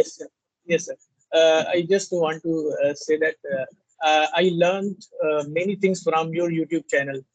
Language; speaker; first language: English; non-native, learner; Hindi